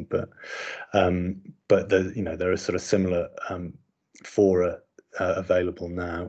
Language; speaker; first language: English; native; English